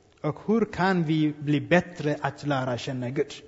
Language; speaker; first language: Swedish; non-native, fluent; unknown